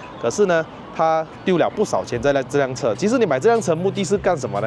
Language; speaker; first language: Chinese; native; Chinese